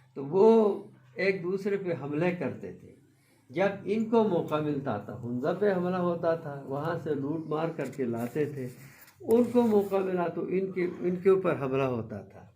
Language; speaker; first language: Urdu; non-native, local second language; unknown